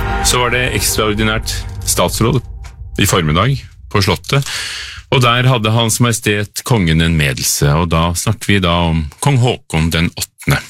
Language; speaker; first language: Norwegian; native; Norwegian